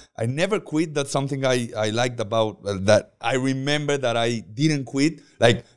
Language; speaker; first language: English; non-native, learner; Spanish